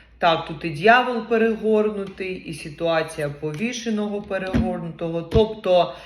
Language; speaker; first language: Ukrainian; non-native, local second language; Russian